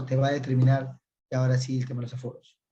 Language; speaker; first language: Spanish; native; Spanish